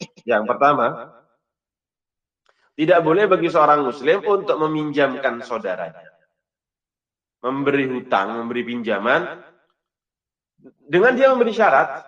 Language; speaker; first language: Indonesian; native; Indonesian